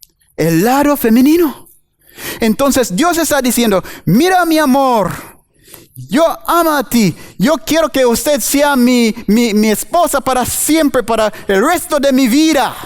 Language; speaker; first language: Spanish; non-native, learner; English